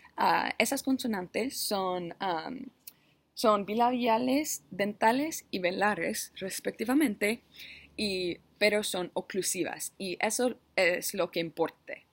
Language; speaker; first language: Spanish; non-native, learner; English